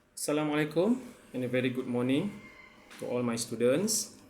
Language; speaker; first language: English; non-native, local second language; Malay